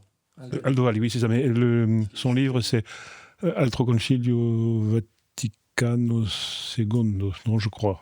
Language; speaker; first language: French; native; French